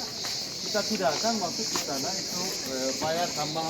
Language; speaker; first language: Indonesian; non-native, learner; Turkish